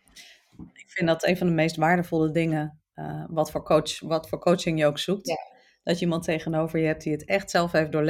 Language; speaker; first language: Dutch; native; Dutch